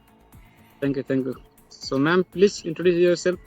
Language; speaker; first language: English; non-native, learner; Santali